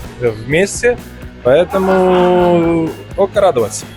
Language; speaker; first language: Russian; non-native, fluent; Polish